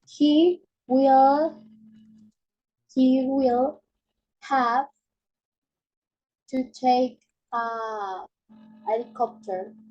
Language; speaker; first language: English; non-native, learner; Spanish